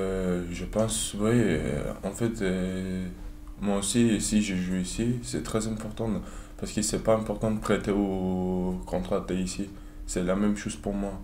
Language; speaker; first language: French; non-native, learner; Turkish